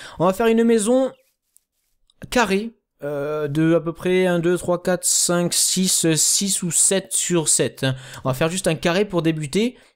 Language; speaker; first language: French; native; French